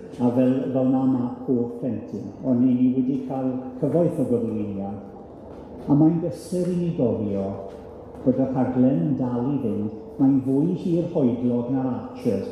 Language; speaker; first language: Welsh; native; Welsh